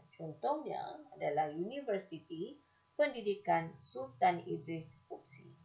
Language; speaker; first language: Malay; native; Malay